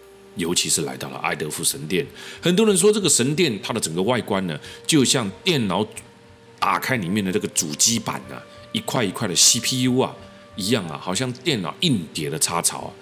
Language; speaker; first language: Chinese; native; Chinese